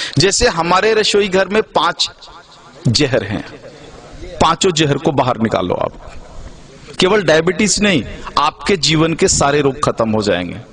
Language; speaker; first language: Hindi; native; Hindi